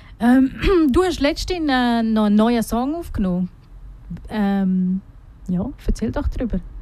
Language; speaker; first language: German; native; German